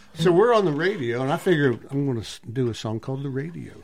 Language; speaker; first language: English; native; English